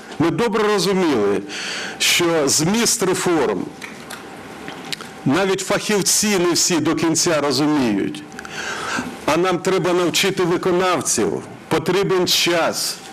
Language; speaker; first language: Ukrainian; non-native, local second language; Russian